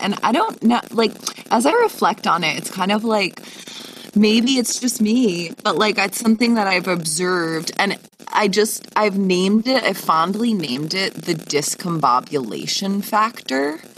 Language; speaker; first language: English; native; English